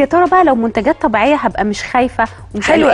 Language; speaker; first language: Arabic; native; Arabic